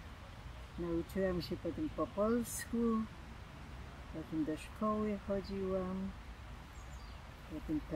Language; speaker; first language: Polish; non-native, local second language; German